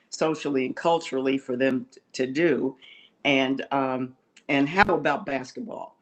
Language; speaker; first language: English; native; English